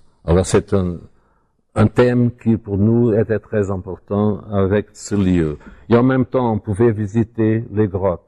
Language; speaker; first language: French; non-native, fluent; Portuguese